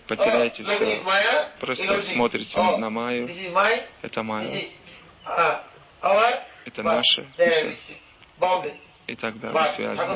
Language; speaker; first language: Russian; non-native, learner; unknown